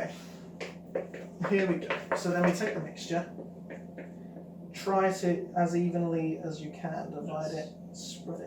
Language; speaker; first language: English; native; English